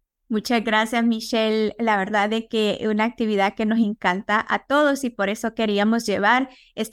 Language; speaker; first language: Spanish; native; Spanish